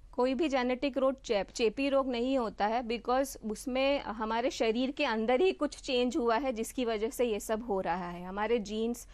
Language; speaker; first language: Hindi; non-native, local second language; Gujarati